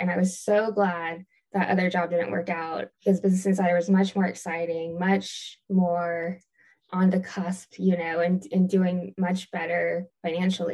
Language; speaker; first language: English; native; English